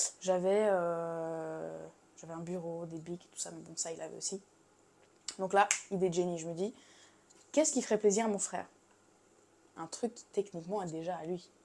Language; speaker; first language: French; native; French